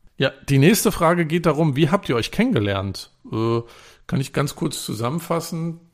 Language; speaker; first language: German; native; German